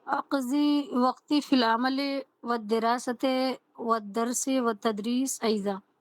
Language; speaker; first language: Arabic; non-native, learner; Urdu